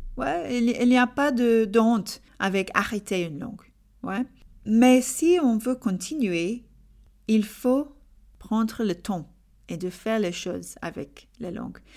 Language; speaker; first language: French; non-native, learner; English